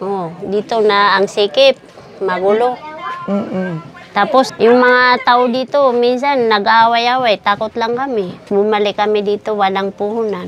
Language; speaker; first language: Filipino; non-native, local second language; Maranao